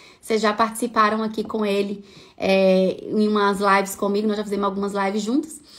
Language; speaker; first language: Portuguese; native; Portuguese